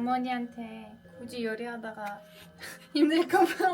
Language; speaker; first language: Korean; non-native, learner; Turkish